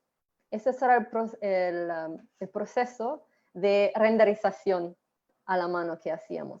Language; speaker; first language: Spanish; non-native, fluent; Italian